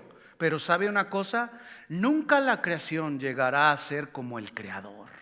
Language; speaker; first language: Spanish; native; Spanish